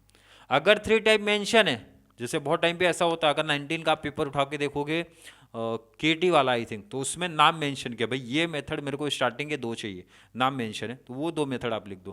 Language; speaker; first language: Hindi; native; Hindi